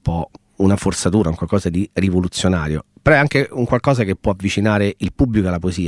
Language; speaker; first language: Italian; native; Italian